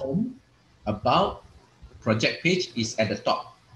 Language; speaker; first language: English; non-native, local second language; Malay